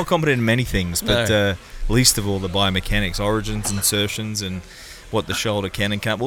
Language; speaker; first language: English; native; English